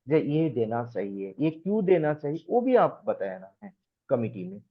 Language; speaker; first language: Hindi; non-native, local second language; Assamese